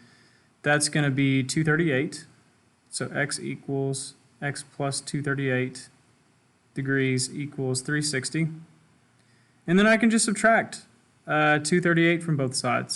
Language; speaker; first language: English; native; English